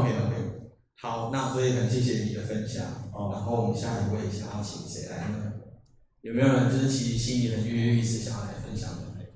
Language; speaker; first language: Chinese; native; Chinese